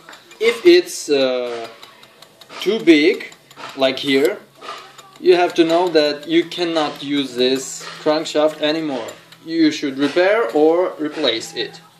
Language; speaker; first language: English; non-native, fluent; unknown